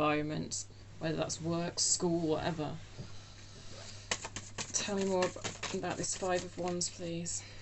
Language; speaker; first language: English; native; English